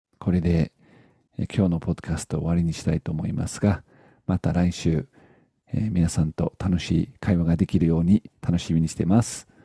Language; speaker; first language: Japanese; native; Japanese